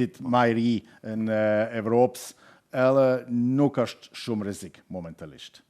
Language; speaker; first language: Albanian; non-native, learner; German